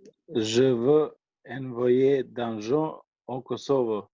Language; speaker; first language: French; non-native, learner; Albanian